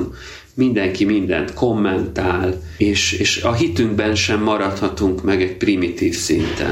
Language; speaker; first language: Hungarian; native; Hungarian